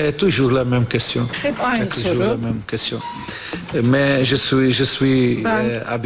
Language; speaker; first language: French; non-native, learner; Portuguese